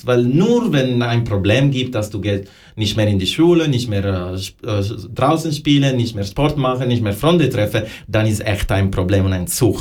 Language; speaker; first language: German; non-native, learner; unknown